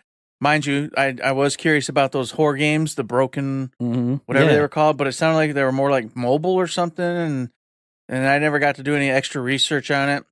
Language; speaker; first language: English; native; English